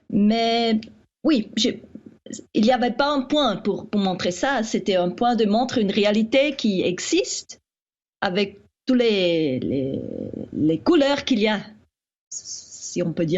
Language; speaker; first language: French; non-native, fluent; Swiss German